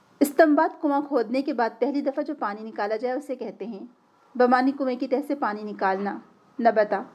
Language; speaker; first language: Urdu; native; Urdu